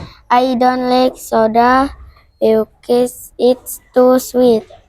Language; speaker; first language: English; non-native, learner; Indonesian